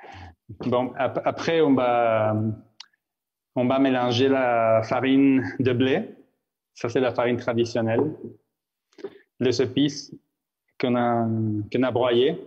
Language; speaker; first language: French; non-native, fluent; Spanish